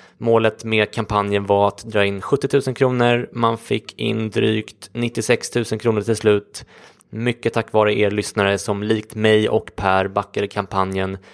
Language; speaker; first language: Swedish; native; Swedish